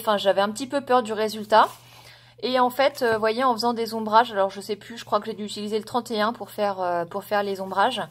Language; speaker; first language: French; native; French